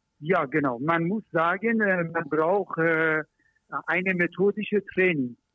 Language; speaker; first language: German; non-native, learner; Persian